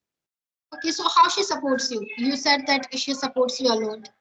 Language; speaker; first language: English; non-native, learner; Hindi